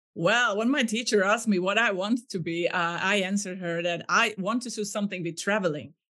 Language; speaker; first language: English; non-native, fluent; Hungarian